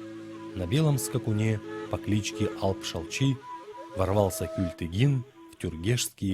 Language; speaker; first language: Russian; native; Russian